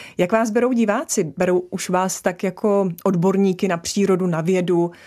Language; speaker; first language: Czech; native; Czech